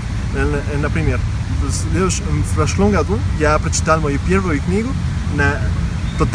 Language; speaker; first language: Russian; non-native, learner; Spanish